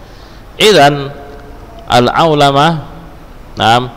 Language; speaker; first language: Arabic; non-native, fluent; Indonesian